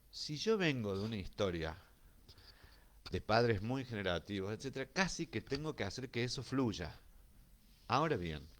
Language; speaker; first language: Spanish; native; Spanish